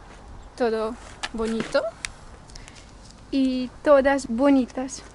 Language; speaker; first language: Spanish; non-native, fluent; Russian